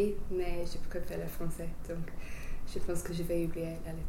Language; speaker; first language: French; non-native, fluent; English